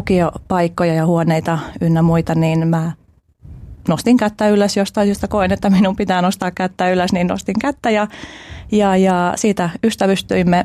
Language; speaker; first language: Finnish; early bilingual, other home language; Albanian